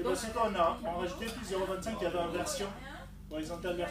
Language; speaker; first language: French; native; French